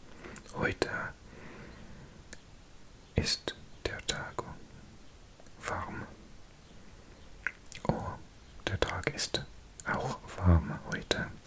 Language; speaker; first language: German; non-native, learner; English